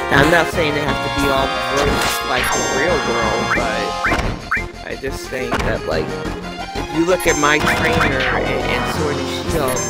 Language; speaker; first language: English; native; English